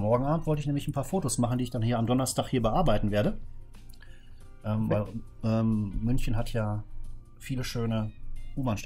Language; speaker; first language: German; native; German